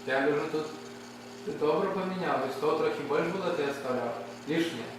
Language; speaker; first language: Russian; non-native, local second language; Ukrainian